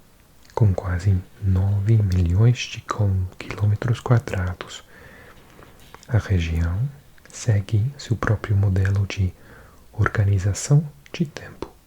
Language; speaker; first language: Portuguese; non-native, learner; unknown